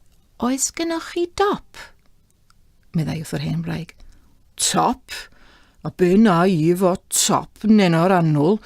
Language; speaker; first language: Welsh; native; Welsh